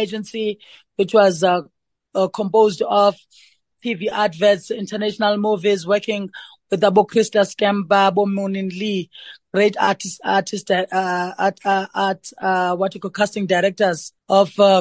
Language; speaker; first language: English; non-native, local second language; Xhosa